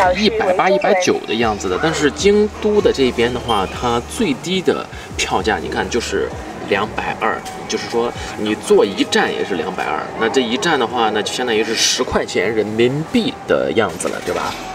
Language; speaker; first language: Chinese; native; Chinese